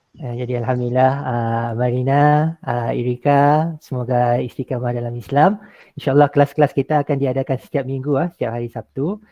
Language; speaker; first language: Malay; native; Malay